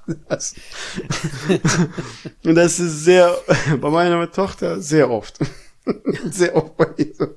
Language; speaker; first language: German; non-native, fluent; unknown